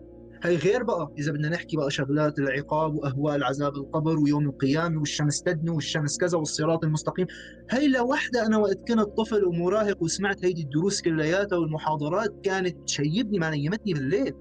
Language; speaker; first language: Arabic; native; Arabic